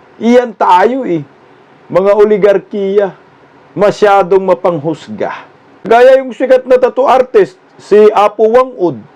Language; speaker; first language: Filipino; non-native, local second language; Cebuano